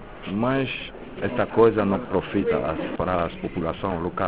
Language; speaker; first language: Portuguese; non-native, local second language; French